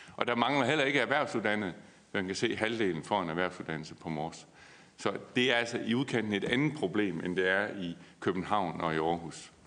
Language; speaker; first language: Danish; native; Danish